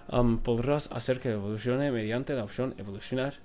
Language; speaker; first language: Spanish; non-native, fluent; English